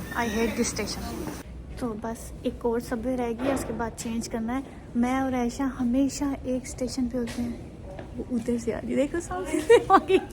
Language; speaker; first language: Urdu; native; Urdu